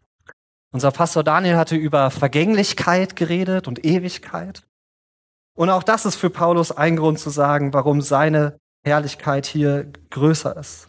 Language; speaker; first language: German; native; German